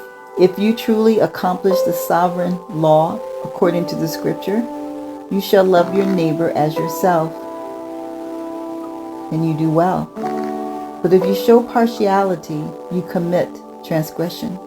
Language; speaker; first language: English; native; English